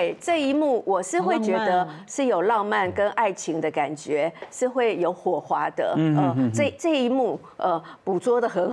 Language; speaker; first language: Chinese; native; Chinese